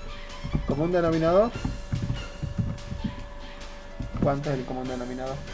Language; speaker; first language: Spanish; native; Spanish